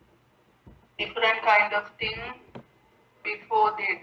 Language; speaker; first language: English; non-native, learner; Sinhala